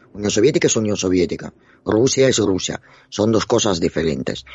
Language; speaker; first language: Spanish; non-native, fluent; Russian